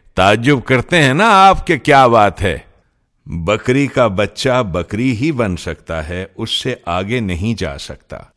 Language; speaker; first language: Urdu; native; Urdu